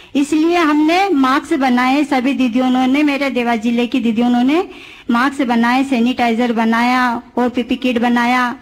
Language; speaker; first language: Hindi; native; Hindi